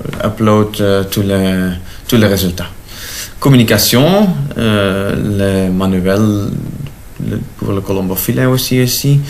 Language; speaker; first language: French; non-native, local second language; Dutch